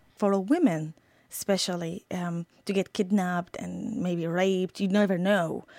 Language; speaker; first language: English; non-native, fluent; Arabic